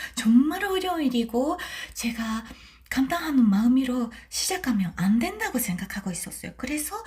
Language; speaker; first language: Korean; non-native, learner; Japanese